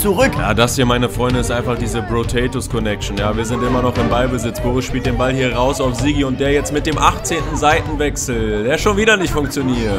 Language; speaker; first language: German; native; German